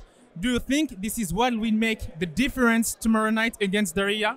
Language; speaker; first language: English; non-native, fluent; French